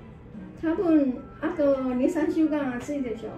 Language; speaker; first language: Japanese; non-native, fluent; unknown